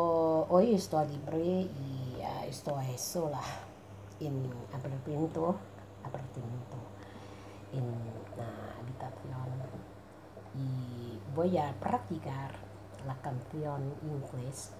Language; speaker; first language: Spanish; non-native, learner; Thai